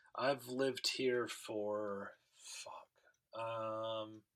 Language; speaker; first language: English; native; English